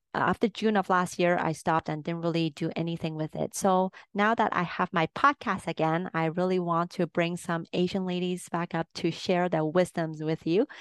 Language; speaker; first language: English; early bilingual, other home language; Cantonese